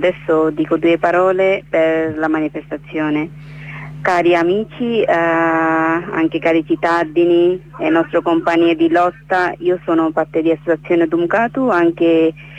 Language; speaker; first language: Italian; non-native, learner; Bangla